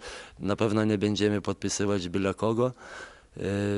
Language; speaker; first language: Polish; non-native, fluent; Lithuanian